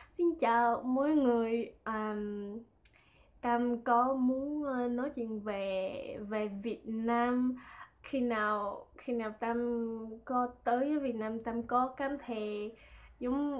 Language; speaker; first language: Vietnamese; non-native, learner; French